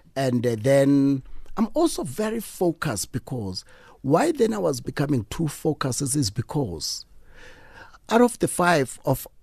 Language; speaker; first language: English; non-native, local second language; Xhosa